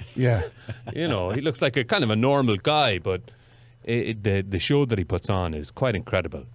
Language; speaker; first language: English; native; English